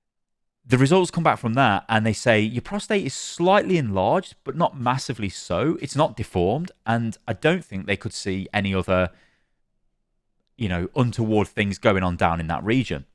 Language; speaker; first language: English; native; English